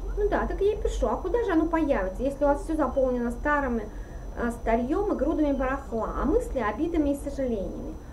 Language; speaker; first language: Russian; native; Russian